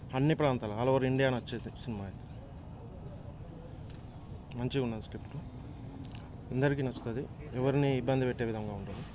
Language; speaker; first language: Telugu; native; Telugu